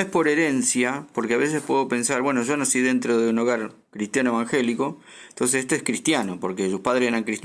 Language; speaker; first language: Spanish; native; Spanish